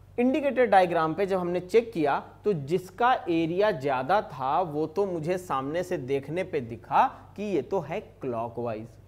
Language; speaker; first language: Hindi; native; Hindi